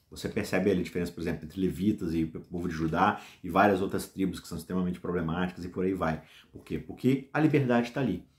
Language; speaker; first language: Portuguese; native; Portuguese